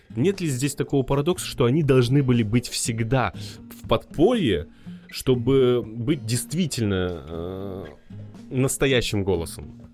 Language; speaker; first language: Russian; native; Russian